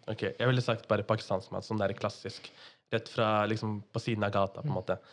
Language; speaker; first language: Norwegian; early bilingual, other home language; Punjabi